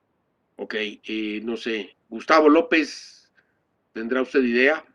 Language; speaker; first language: Spanish; native; Spanish